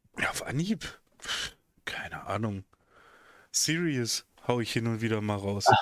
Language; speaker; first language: German; native; German